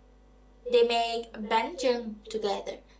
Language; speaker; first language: English; non-native, learner; Vietnamese